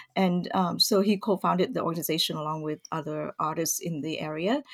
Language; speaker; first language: English; early bilingual, other home language; Vietnamese